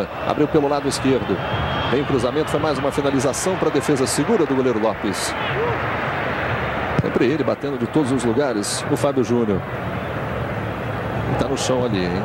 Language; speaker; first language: Portuguese; native; Portuguese